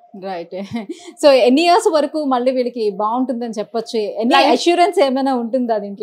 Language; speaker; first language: Telugu; native; Telugu